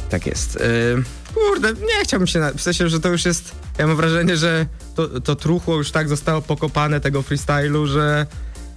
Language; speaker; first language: Polish; native; Polish